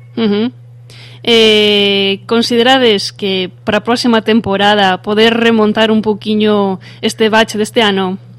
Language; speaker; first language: Galician; native; Galician